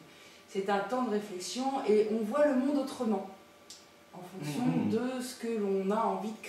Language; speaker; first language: French; native; French